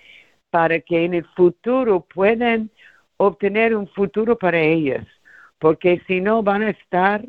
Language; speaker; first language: Spanish; early bilingual, heritage; Spanish